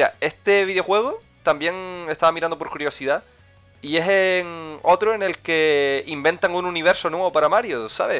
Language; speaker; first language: Spanish; native; Spanish